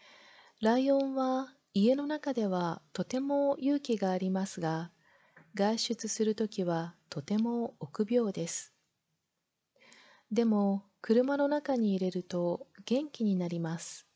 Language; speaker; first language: Japanese; non-native, learner; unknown